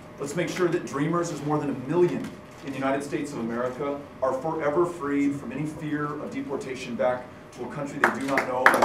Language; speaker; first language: English; native; English